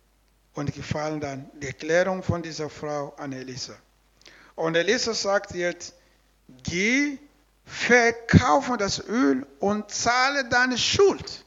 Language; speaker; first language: German; non-native, learner; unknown